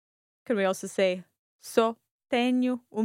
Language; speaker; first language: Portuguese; non-native, learner; English